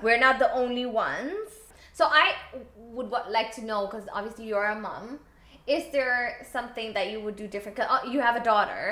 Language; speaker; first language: English; non-native, local second language; Urdu